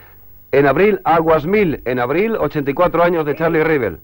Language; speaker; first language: Spanish; native; Spanish